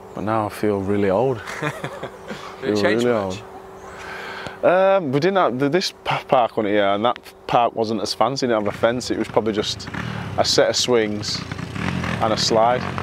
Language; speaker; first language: English; native; English